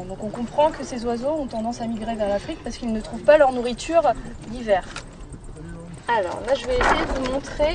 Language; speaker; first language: French; native; French